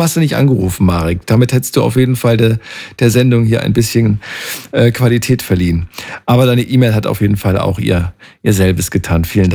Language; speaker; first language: German; native; German